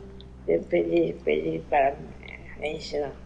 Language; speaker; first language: Portuguese; non-native, learner; Japanese